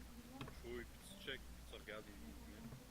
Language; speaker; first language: French; native; French